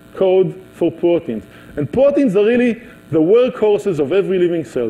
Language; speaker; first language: English; non-native, fluent; Hebrew